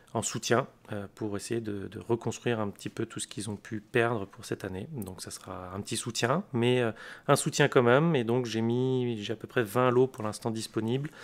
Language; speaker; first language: French; native; French